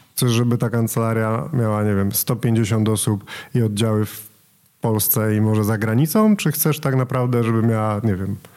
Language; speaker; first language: Polish; native; Polish